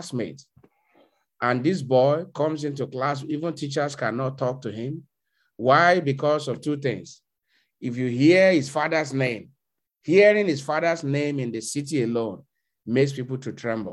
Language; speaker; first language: English; non-native, local second language; Yoruba